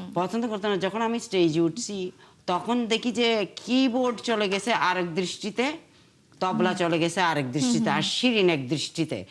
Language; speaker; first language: Bangla; early bilingual, heritage; Bangla